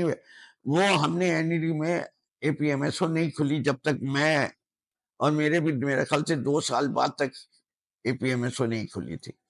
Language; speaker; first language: Urdu; native; Urdu